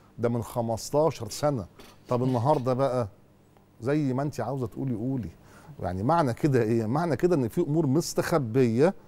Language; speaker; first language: Arabic; native; Arabic